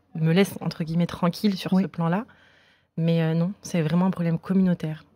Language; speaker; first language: French; native; French